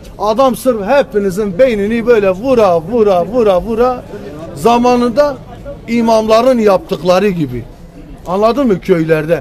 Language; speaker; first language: Turkish; non-native, local second language; Kurdish